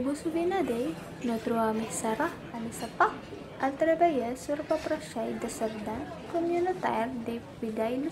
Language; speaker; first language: French; non-native, learner; Filipino